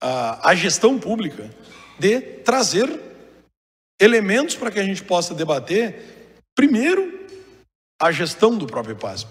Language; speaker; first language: Portuguese; native; Portuguese